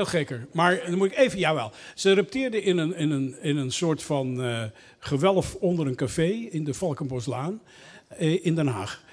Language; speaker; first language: Dutch; native; Dutch